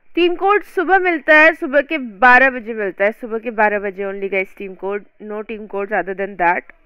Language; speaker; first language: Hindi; non-native, local second language; Assamese